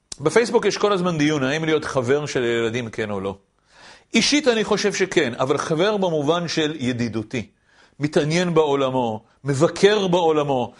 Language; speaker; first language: Hebrew; native; Hebrew